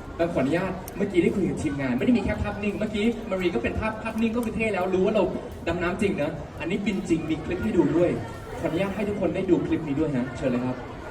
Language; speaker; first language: Thai; native; Thai